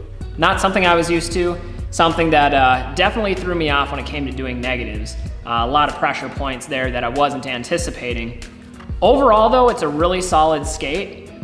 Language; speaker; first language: English; native; English